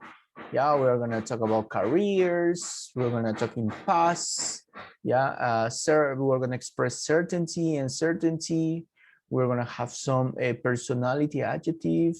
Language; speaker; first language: English; non-native, fluent; Spanish